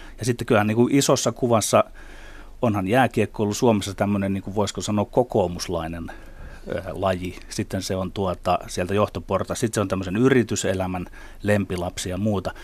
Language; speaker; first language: Finnish; native; Finnish